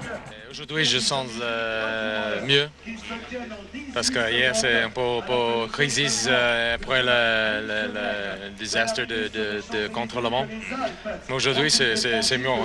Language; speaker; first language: French; non-native, learner; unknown